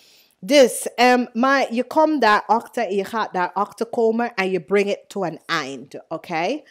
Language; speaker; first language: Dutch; non-native, learner; English